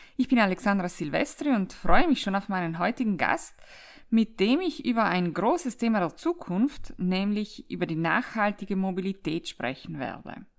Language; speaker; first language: German; native; German